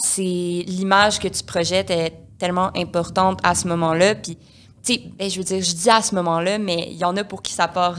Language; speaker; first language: French; native; French